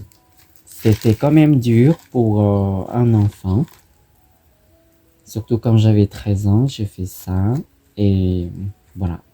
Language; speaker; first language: French; non-native, fluent; Thai